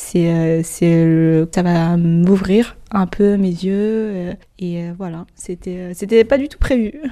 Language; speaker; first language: French; non-native, fluent; Chinese